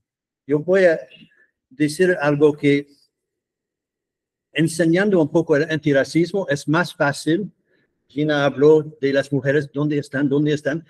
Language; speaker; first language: Spanish; non-native, fluent; English